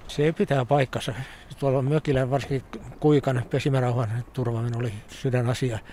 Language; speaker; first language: Finnish; native; Finnish